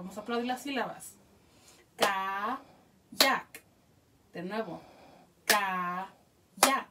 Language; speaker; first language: Spanish; early bilingual, heritage; Spanish